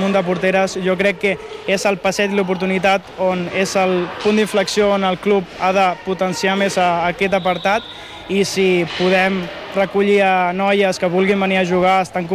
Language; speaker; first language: Catalan; native; Catalan